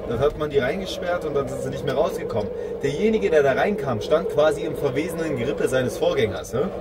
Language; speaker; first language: German; native; German